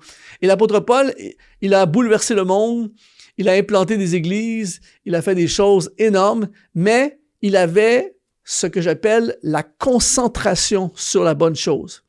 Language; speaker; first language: French; native; French